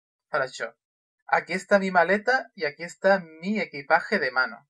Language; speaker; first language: Spanish; non-native, fluent; Russian